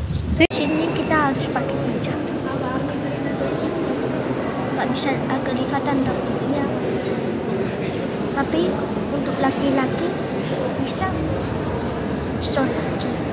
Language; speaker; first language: Indonesian; early bilingual, heritage; Indonesian